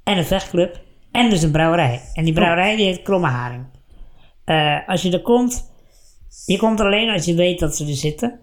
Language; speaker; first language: Dutch; native; Dutch